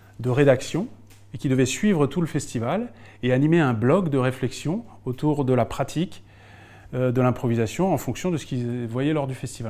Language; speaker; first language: French; native; French